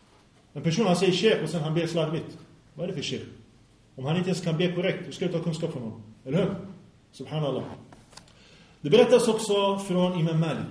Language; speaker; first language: Swedish; early bilingual, other home language; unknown